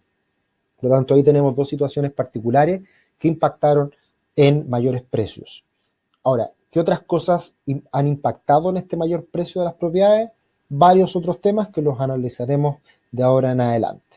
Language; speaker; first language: Spanish; native; Spanish